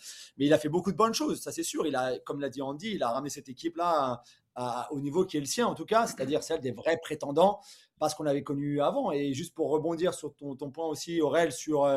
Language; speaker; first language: French; native; French